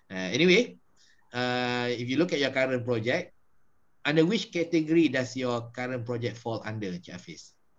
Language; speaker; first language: English; non-native, local second language; Malay